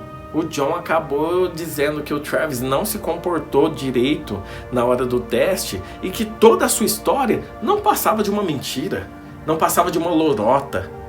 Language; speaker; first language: Portuguese; native; Portuguese